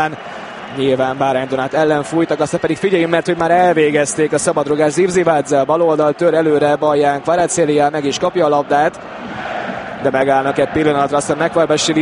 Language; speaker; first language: Hungarian; native; Hungarian